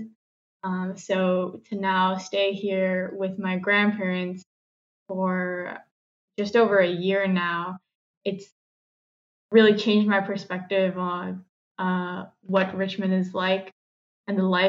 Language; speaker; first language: English; non-native, local second language; Cantonese